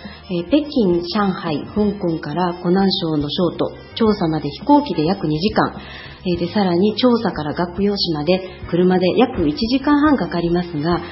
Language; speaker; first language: Japanese; native; Japanese